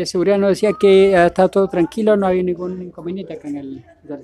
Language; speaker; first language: Spanish; native; Spanish